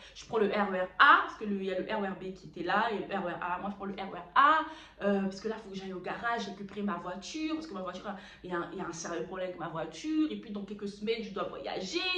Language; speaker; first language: French; early bilingual, other home language; Lingala